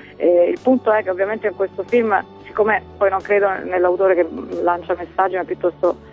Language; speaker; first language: Italian; early bilingual, other home language; Finnish